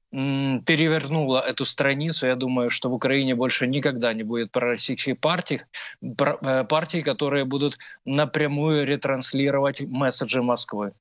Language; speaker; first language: Russian; non-native, local second language; Ukrainian